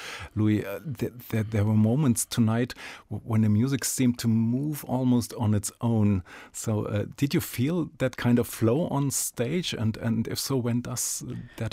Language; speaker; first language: English; non-native, fluent; German